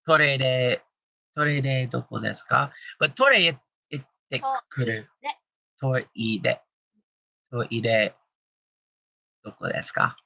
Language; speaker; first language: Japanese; non-native, learner; English